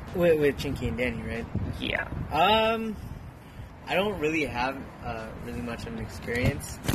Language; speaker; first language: English; early bilingual, other home language; Spanish